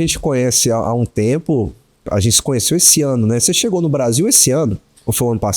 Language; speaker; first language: Portuguese; native; Portuguese